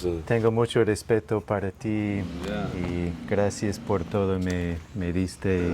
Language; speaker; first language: Spanish; non-native, fluent; English